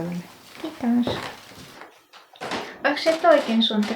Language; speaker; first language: Finnish; non-native, fluent; Japanese